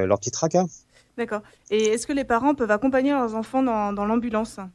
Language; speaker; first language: French; native; French